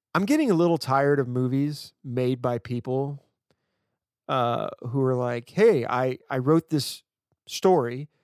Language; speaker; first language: English; native; English